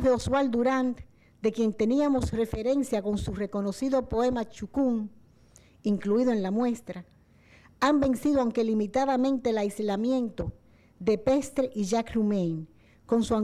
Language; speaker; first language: Spanish; native; Spanish